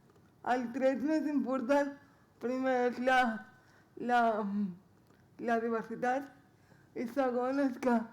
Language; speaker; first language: Catalan; non-native, local second language; Spanish